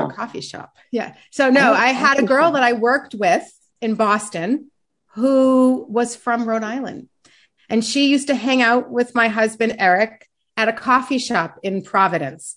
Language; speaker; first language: English; native; English